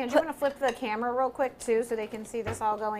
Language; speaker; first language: English; native; English